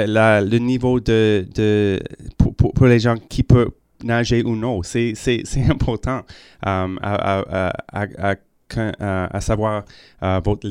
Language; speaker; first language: French; non-native, local second language; English